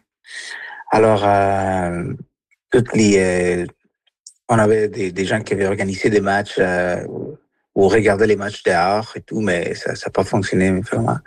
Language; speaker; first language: French; non-native, fluent; Spanish